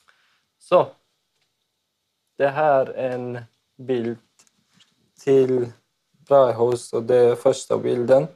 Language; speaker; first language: Swedish; non-native, learner; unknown